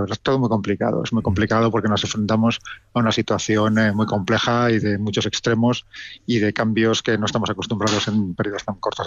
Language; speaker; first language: Spanish; native; Spanish